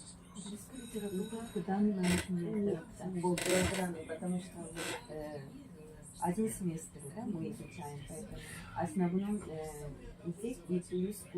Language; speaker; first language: Russian; non-native, fluent; Korean